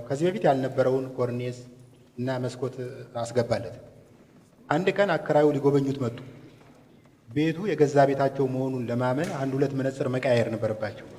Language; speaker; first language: Amharic; native; Amharic